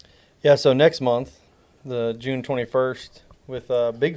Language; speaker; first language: English; native; English